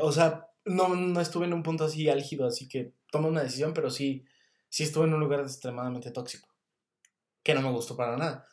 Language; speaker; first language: Spanish; native; Spanish